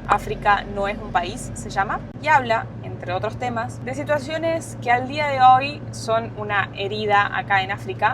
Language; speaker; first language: Spanish; native; Spanish